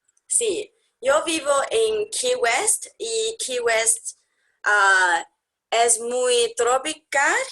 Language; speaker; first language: Spanish; non-native, learner; English